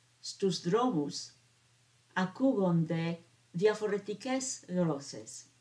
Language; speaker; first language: Greek; non-native, learner; English